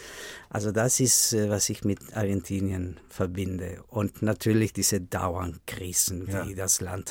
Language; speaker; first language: German; non-native, fluent; Spanish